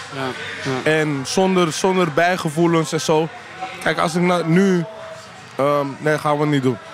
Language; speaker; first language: Dutch; native; Dutch